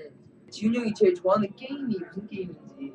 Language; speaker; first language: Korean; native; Korean